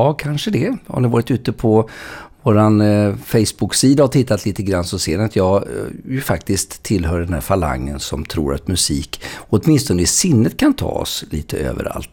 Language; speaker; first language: Swedish; native; Swedish